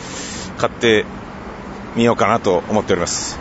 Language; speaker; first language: Japanese; native; Japanese